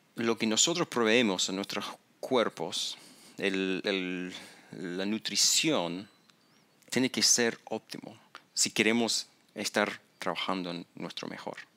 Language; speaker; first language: Spanish; non-native, fluent; English